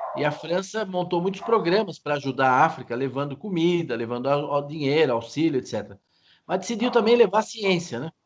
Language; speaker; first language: Portuguese; native; Portuguese